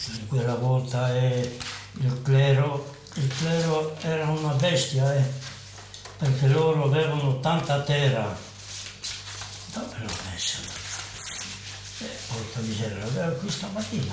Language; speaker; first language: Italian; non-native, local second language; Friulian